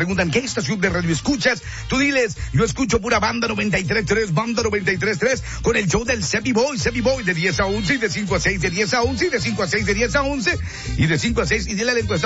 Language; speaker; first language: Spanish; native; Spanish